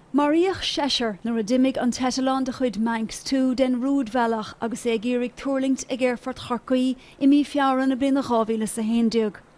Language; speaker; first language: Irish; native; Irish